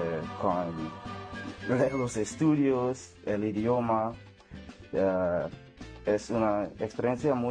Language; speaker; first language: Spanish; non-native, learner; English